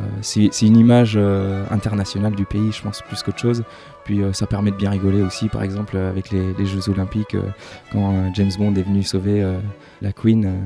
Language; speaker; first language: French; early bilingual, other home language; English